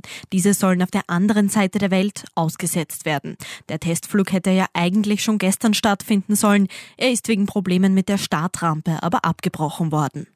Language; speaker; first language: German; native; German